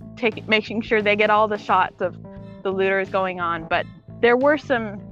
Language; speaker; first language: English; native; English